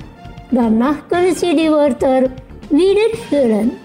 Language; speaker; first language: German; non-native, learner; Indonesian